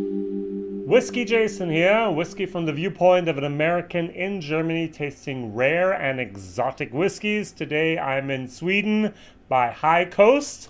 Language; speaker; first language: English; native; English